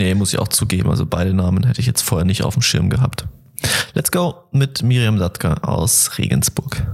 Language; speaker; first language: German; native; German